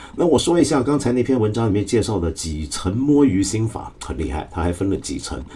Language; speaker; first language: Chinese; early bilingual, other home language; Cantonese